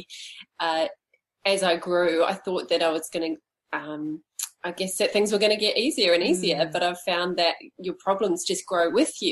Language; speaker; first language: English; native; English